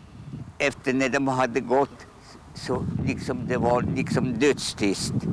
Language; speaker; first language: Swedish; non-native, fluent; Polish